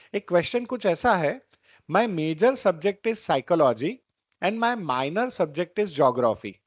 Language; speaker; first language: Hindi; non-native, local second language; Gujarati